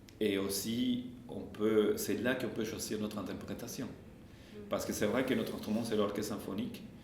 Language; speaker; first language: French; non-native, fluent; Spanish